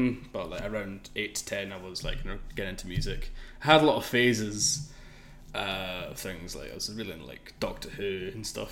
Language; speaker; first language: English; native; English